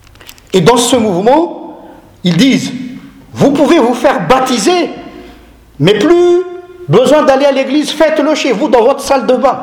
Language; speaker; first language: French; non-native, local second language; Malagasy